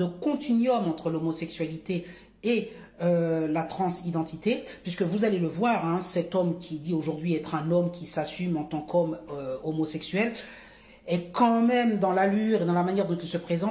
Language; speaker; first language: French; native; French